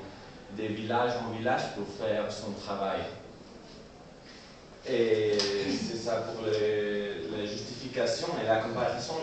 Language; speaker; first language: French; non-native, learner; Spanish